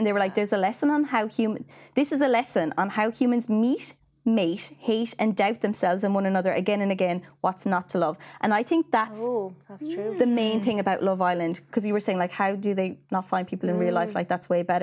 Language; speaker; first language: English; native; English